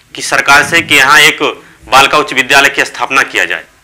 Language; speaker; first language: Hindi; native; Hindi